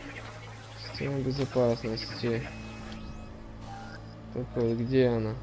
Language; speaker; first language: Russian; native; Russian